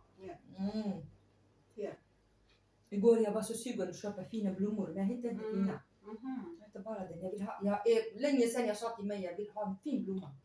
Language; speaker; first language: Swedish; non-native, learner; Thai